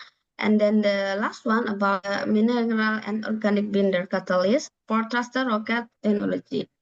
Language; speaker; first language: English; non-native, learner; Indonesian